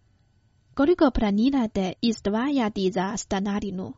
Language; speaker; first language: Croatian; non-native, fluent; Chinese